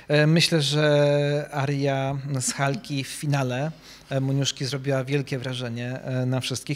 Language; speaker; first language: Polish; native; Polish